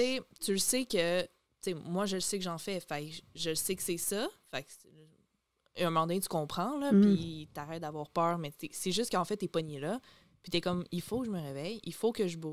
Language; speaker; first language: French; native; French